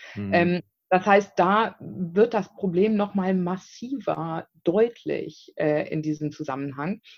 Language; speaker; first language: German; native; German